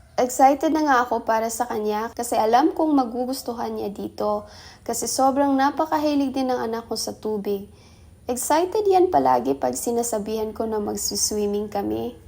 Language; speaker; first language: Filipino; native; Filipino